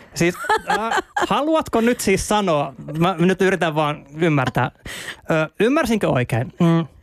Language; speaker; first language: Finnish; native; Finnish